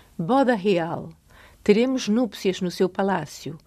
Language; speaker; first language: Portuguese; non-native, fluent; Polish